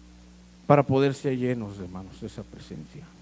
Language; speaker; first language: Spanish; native; Spanish